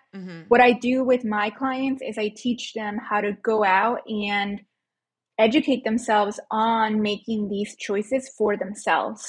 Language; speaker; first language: English; early bilingual, other home language; Spanish